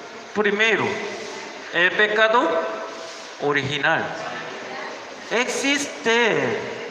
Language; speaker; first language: Spanish; non-native, learner; Korean